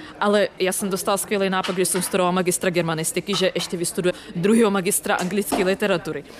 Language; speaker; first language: Czech; non-native, fluent; Russian